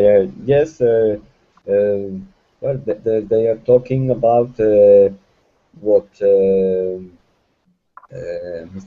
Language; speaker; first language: English; non-native, fluent; Spanish